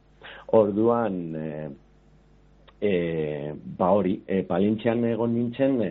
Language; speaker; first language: Basque; non-native, local second language; Spanish